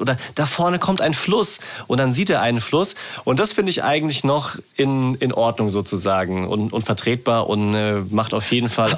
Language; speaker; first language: German; native; German